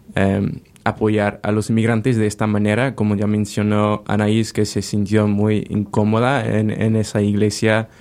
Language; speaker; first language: Spanish; non-native, fluent; English